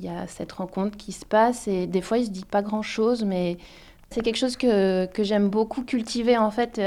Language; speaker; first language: French; native; French